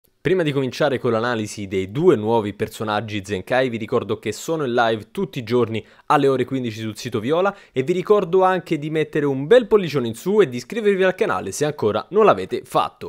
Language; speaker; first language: Italian; native; Italian